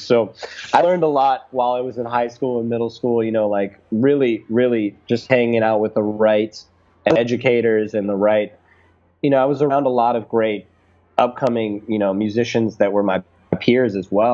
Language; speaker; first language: English; native; English